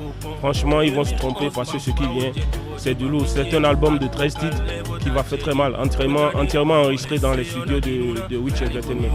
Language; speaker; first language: French; native; French